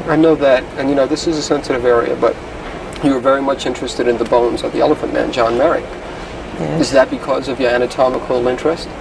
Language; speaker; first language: English; native; English